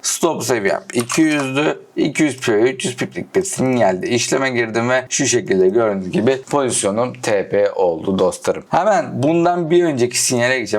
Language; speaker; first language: Turkish; native; Turkish